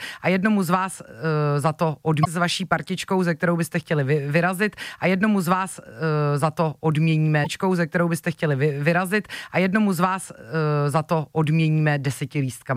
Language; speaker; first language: Czech; native; Czech